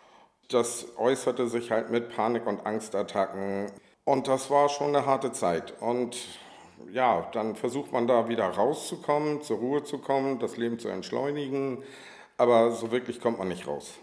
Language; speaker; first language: German; native; German